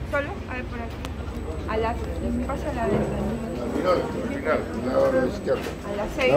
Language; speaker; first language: Spanish; native; Spanish